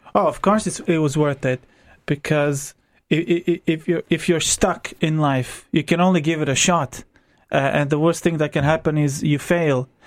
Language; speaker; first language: English; non-native, fluent; Croatian